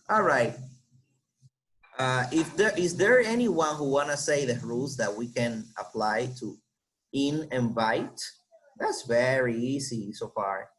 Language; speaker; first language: English; non-native, fluent; Spanish